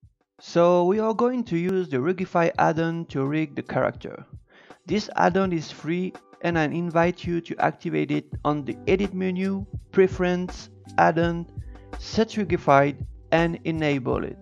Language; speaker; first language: English; non-native, fluent; French